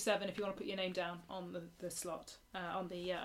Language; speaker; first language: English; native; English